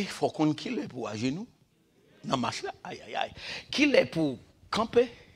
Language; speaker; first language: French; native; French